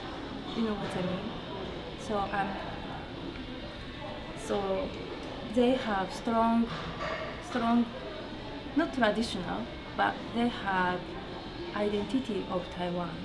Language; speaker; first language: English; non-native, learner; Japanese